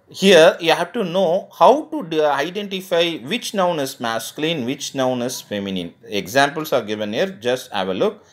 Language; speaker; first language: English; non-native, local second language; Tamil